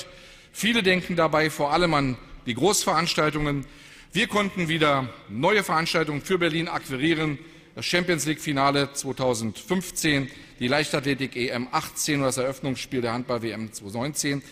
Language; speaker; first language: German; native; German